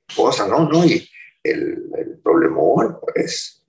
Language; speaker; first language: Spanish; native; Spanish